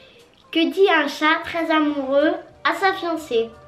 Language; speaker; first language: French; native; French